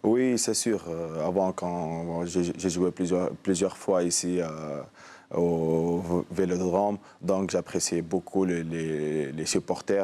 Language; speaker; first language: French; non-native, local second language; Arabic